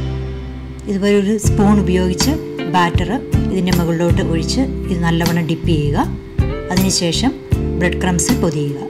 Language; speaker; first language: Malayalam; native; Malayalam